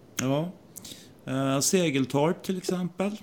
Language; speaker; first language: Swedish; native; Swedish